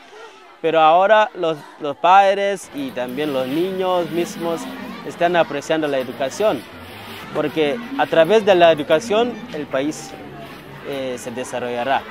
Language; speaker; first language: Spanish; non-native, fluent; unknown